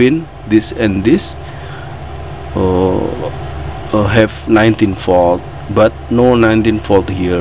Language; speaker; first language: English; non-native, learner; Indonesian